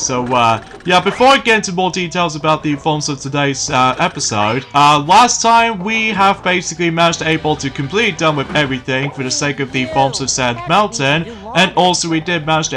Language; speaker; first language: English; native; English